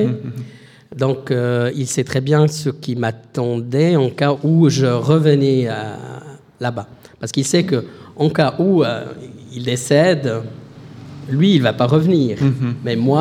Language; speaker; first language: French; non-native, local second language; Arabic